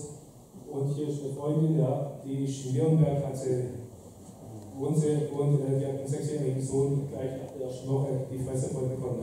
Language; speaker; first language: German; native; German